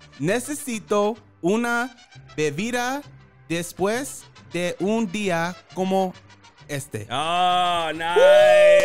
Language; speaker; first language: Spanish; non-native, learner; English